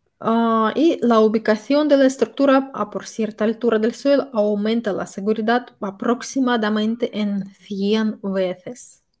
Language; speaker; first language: Spanish; non-native, fluent; Russian